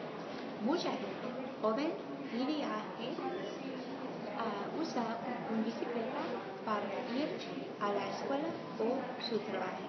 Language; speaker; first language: Spanish; non-native, learner; English